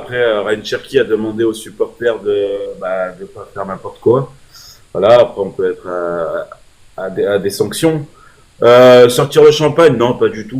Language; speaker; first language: French; native; French